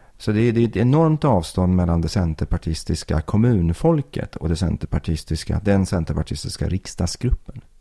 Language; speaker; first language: Swedish; early bilingual, other home language; Persian